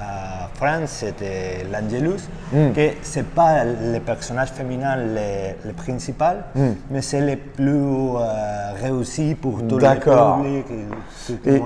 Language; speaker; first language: French; non-native, learner; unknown